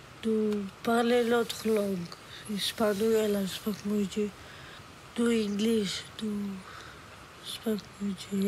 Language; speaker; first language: French; non-native, learner; Romanian